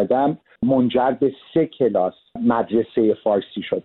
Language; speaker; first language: Persian; early bilingual, heritage; Persian